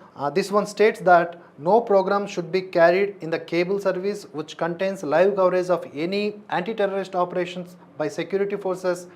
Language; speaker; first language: English; non-native, local second language; Telugu